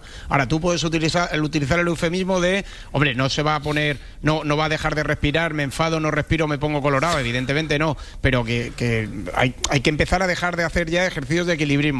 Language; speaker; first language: Spanish; native; Spanish